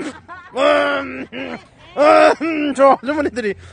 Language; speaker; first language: Korean; native; Korean